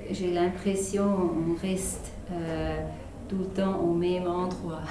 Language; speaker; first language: French; non-native, fluent; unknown